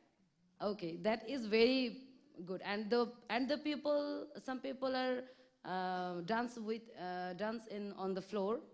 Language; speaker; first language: English; non-native, local second language; Bangla